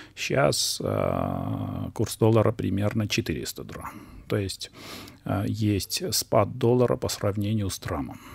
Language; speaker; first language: Russian; non-native, local second language; Armenian